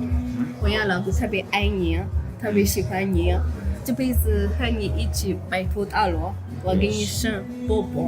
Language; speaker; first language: Chinese; non-native, learner; Amharic